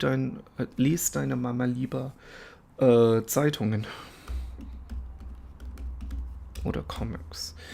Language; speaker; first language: German; non-native, fluent; English